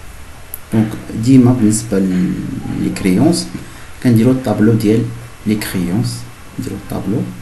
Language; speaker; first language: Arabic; native; Arabic